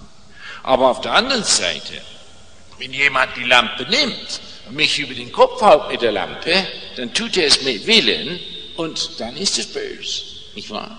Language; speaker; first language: German; non-native, fluent; English